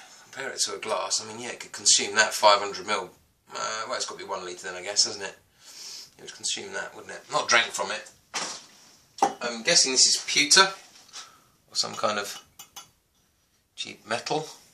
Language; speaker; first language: English; native; English